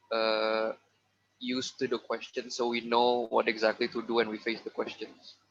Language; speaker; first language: English; non-native, fluent; Indonesian